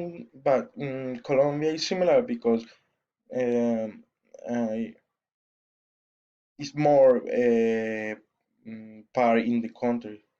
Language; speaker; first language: English; non-native, learner; Spanish